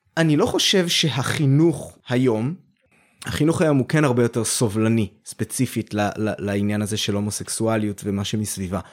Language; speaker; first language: Hebrew; native; Hebrew